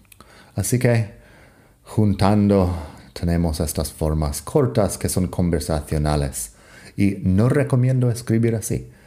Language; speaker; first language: Spanish; non-native, fluent; English